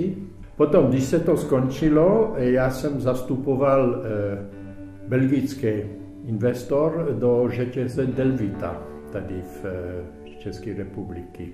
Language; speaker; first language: Czech; early bilingual, heritage; Czech